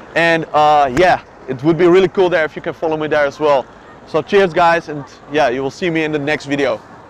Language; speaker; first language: English; non-native, fluent; Dutch